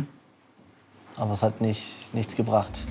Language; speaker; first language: German; native; German